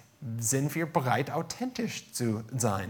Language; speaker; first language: German; non-native, fluent; English